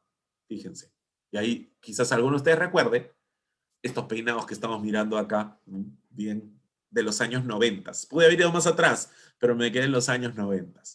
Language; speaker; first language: Spanish; native; Spanish